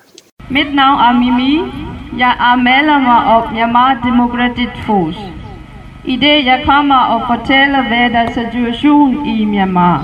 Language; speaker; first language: Danish; non-native, learner; Burmese